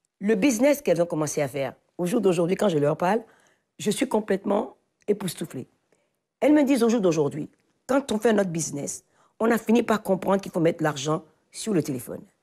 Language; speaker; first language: French; non-native, local second language; Fon